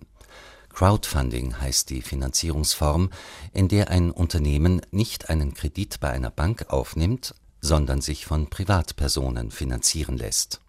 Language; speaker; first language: German; native; German